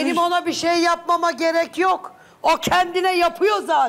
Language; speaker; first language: Turkish; native; Turkish